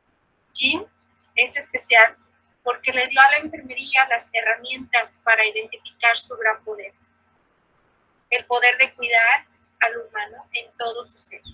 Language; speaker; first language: Spanish; native; Spanish